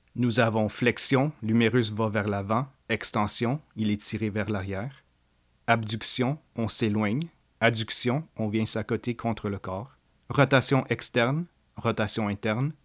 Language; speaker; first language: French; native; French